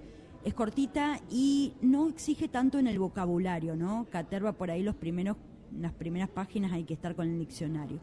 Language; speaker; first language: Spanish; native; Spanish